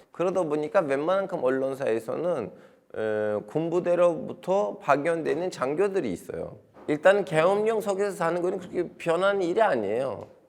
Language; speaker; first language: Korean; non-native, fluent; Turkish